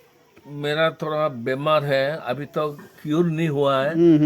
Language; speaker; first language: Hindi; non-native, local second language; Mizo